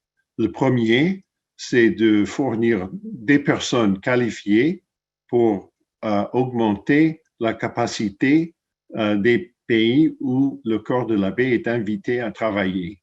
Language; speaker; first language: French; non-native, fluent; English